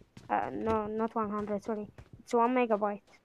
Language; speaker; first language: English; non-native, learner; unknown